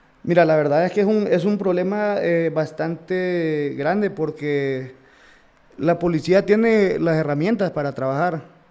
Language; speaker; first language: Spanish; native; Spanish